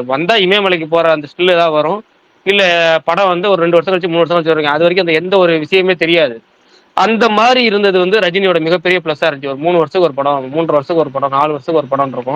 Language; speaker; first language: Tamil; native; Tamil